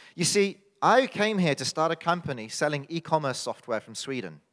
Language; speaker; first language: English; native; English